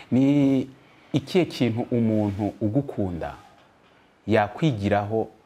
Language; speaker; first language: Kinyarwanda; native; Kinyarwanda